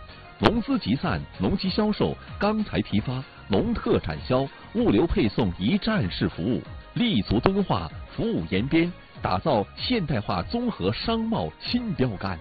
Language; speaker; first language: Chinese; native; Chinese